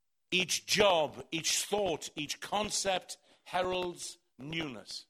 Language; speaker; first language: English; native; English